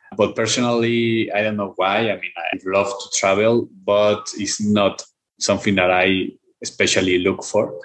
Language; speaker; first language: English; non-native, fluent; Spanish